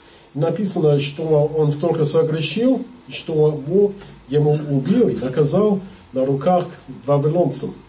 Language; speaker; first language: Russian; non-native, learner; English